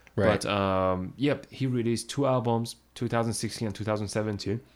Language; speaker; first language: English; non-native, fluent; Persian